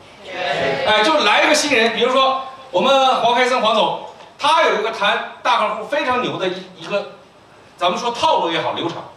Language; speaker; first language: Chinese; native; Chinese